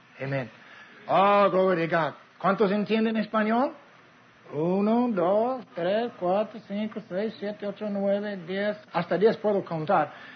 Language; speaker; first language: Spanish; non-native, fluent; English